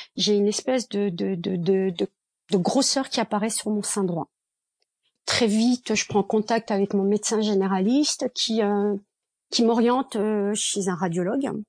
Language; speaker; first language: French; early bilingual, other home language; Kabyle